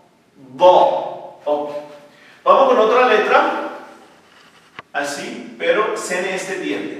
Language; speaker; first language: Spanish; non-native, fluent; Arabic